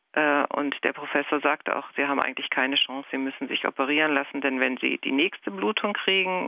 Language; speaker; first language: German; native; German